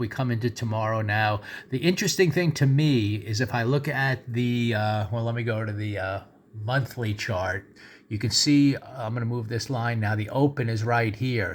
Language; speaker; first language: English; native; English